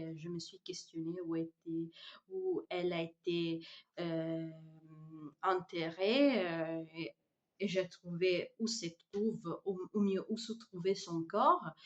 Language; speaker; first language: French; non-native, fluent; Italian